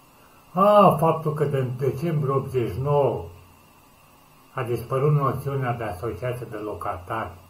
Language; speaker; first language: Romanian; native; Romanian